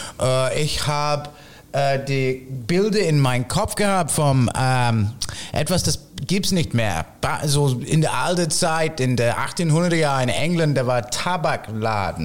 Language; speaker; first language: German; non-native, fluent; English